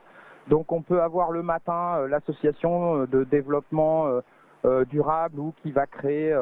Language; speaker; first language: French; native; French